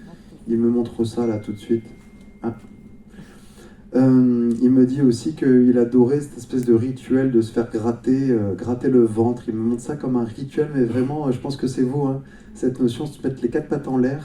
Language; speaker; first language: French; native; French